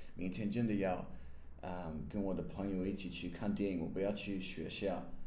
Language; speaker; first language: Chinese; non-native, learner; English